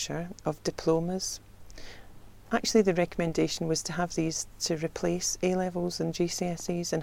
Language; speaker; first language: English; native; English